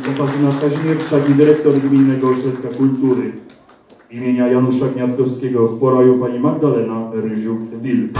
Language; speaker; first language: Polish; native; Polish